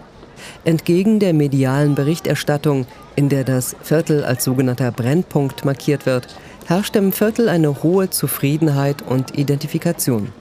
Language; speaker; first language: German; native; German